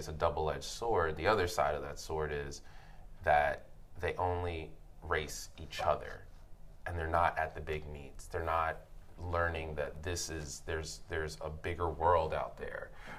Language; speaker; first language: English; native; English